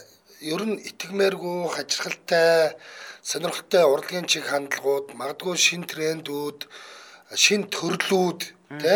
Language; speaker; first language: Mongolian; native; Mongolian